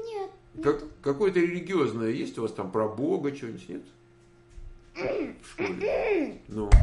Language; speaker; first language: Russian; native; Russian